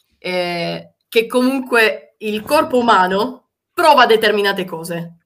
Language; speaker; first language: Italian; early bilingual, other home language; Spanish